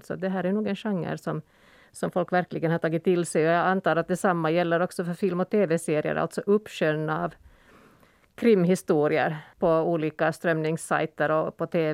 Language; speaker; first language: Swedish; native; Swedish